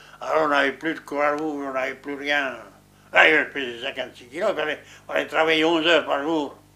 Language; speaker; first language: French; non-native, local second language; Swiss German